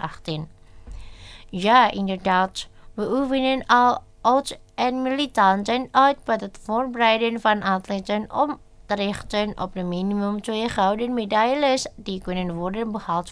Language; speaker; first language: Dutch; non-native, fluent; Indonesian